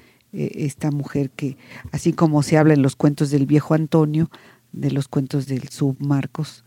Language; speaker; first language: Spanish; native; Spanish